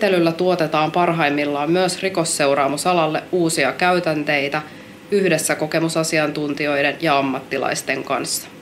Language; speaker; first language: Finnish; native; Finnish